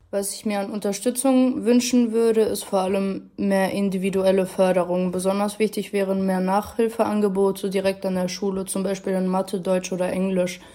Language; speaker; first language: German; early bilingual, other home language; Arabic